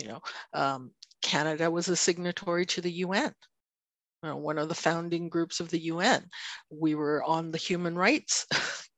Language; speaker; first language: English; non-native, fluent; Chinese